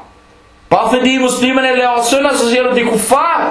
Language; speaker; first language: Danish; early bilingual, other home language; Arabic